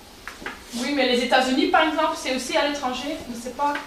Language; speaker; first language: French; non-native, local second language; Dutch